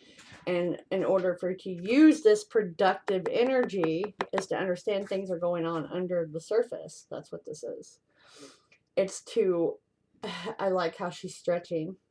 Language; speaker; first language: English; native; English